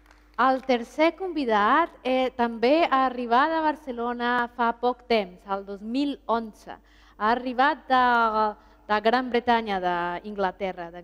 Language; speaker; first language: Catalan; non-native, fluent; Spanish